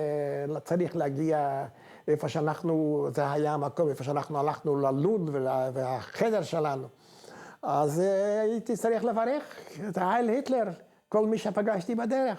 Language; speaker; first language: Hebrew; non-native, fluent; Hungarian